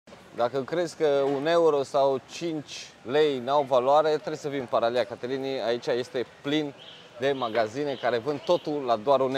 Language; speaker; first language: Romanian; native; Romanian